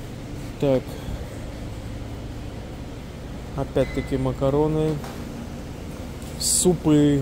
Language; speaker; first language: Russian; native; Russian